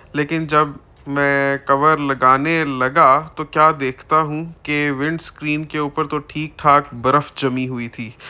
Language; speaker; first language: Urdu; native; Urdu